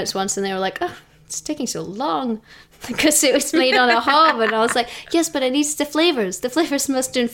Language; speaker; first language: English; native; English